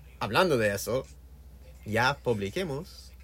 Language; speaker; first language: Spanish; non-native, learner; English